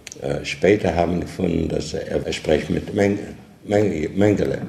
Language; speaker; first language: German; non-native, learner; Polish